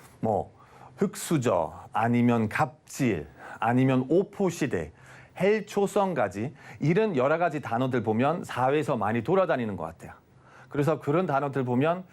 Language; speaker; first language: Korean; non-native, fluent; German